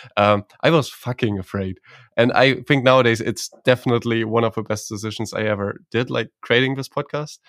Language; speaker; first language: English; non-native, fluent; Croatian